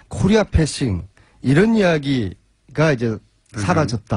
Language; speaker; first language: Korean; native; Korean